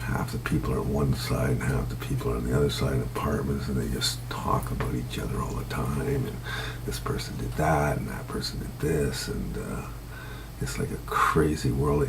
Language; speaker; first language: English; native; English